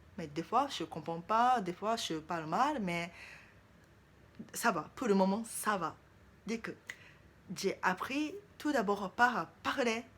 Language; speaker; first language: French; non-native, learner; Japanese